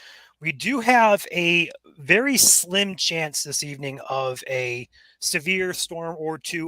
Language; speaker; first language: English; native; English